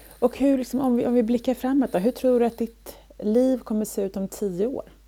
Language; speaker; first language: Swedish; native; Swedish